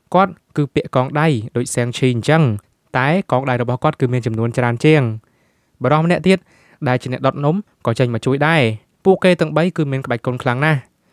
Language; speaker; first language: Khmer; native; Khmer